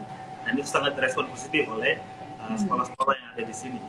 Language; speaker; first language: Indonesian; native; Indonesian